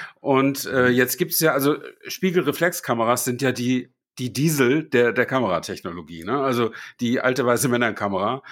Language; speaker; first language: German; native; German